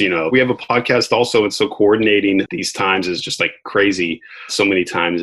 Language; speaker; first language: English; native; English